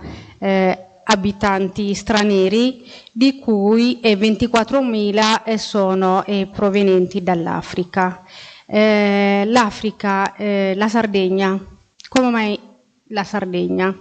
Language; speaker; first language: Italian; non-native, fluent; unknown